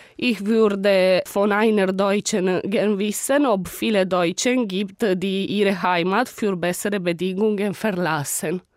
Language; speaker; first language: German; non-native, learner; Italian